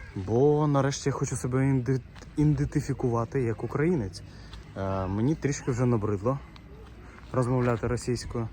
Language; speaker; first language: Ukrainian; non-native, local second language; Russian